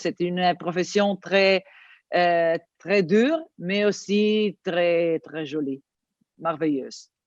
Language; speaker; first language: French; non-native, fluent; Italian